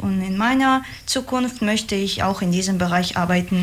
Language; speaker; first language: German; non-native, fluent; Russian